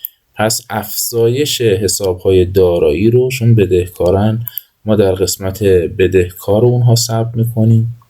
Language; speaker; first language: Persian; native; Persian